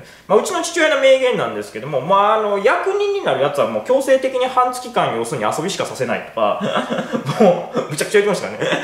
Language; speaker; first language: Japanese; native; Japanese